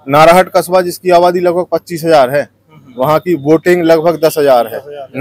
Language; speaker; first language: Hindi; native; Hindi